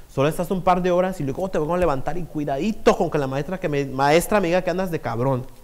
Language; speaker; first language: Spanish; early bilingual, heritage; Spanish